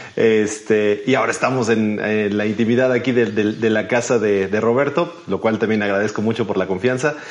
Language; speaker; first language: Spanish; native; Spanish